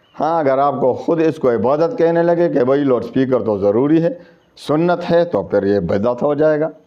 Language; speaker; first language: Urdu; non-native, local second language; Pashto